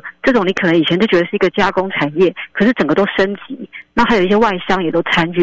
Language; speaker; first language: Chinese; native; Chinese